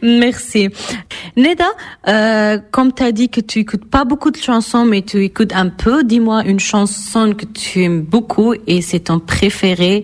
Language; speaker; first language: French; non-native, fluent; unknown